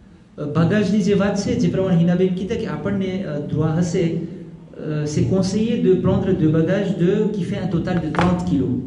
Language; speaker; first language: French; non-native, local second language; Gujarati